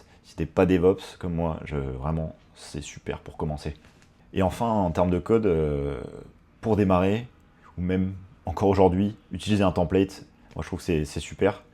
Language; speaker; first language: French; native; French